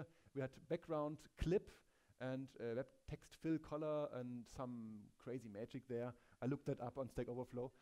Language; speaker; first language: English; non-native, fluent; German